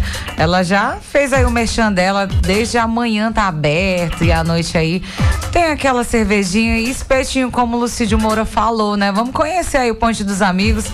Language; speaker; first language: Portuguese; native; Portuguese